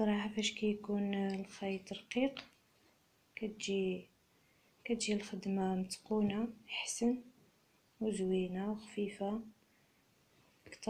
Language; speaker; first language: Arabic; native; Arabic